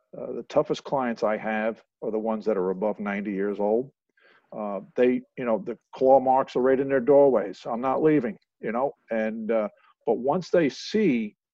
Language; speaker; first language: English; native; English